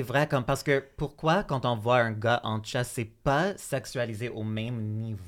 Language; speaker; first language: French; native; French